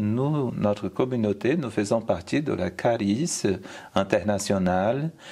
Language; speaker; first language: French; non-native, fluent; Portuguese